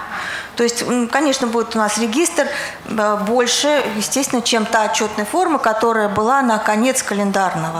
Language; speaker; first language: Russian; native; Russian